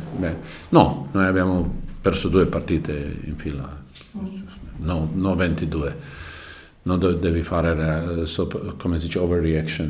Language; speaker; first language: Italian; non-native, learner; Croatian